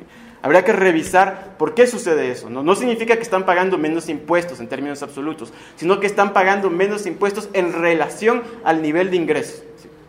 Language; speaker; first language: Spanish; native; Spanish